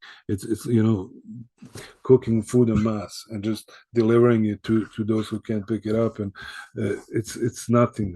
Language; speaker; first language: English; early bilingual, other home language; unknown